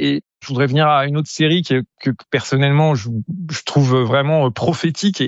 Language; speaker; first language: French; native; French